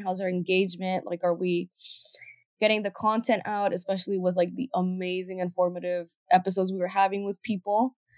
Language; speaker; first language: English; early bilingual, other home language; Spanish